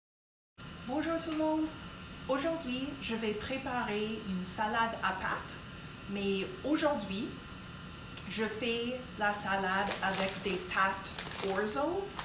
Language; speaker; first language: French; non-native, local second language; English